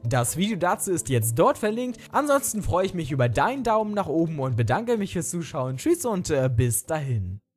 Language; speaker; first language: German; native; German